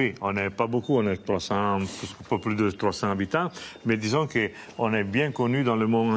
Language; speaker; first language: French; non-native, fluent; Italian